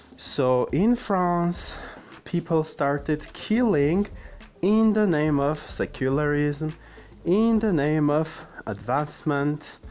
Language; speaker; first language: English; non-native, fluent; Armenian